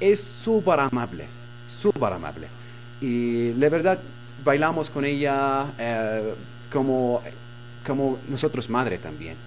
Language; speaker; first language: Spanish; non-native, learner; Arabic